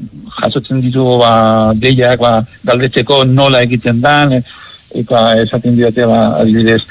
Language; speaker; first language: Basque; non-native, local second language; Spanish